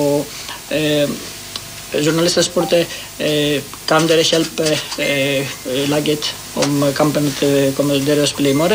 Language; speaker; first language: Norwegian; non-native, fluent; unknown